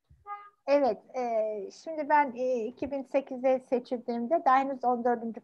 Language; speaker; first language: Turkish; native; Turkish